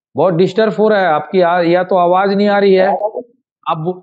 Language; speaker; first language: Hindi; native; Hindi